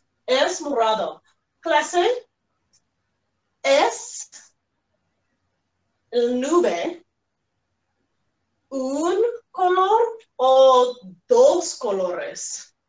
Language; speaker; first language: Spanish; non-native, fluent; English